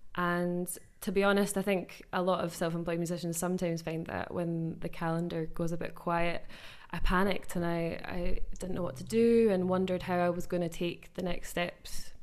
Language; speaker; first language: English; native; English